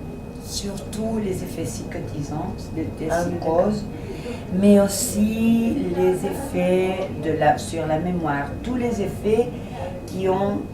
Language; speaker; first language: French; non-native, fluent; Spanish